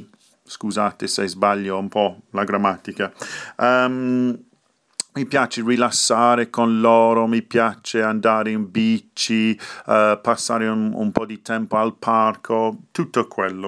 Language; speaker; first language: Italian; non-native, fluent; English